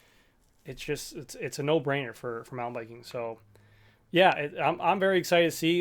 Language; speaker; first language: English; native; English